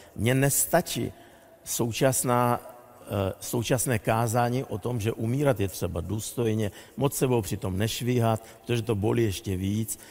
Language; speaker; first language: Czech; non-native, fluent; Russian